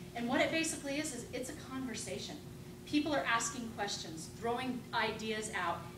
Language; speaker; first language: English; native; English